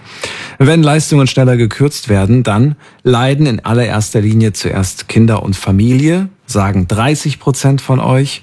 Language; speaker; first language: German; native; German